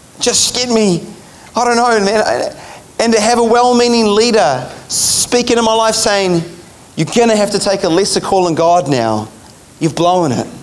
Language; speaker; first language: English; native; English